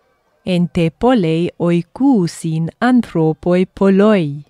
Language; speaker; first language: Greek; non-native, learner; English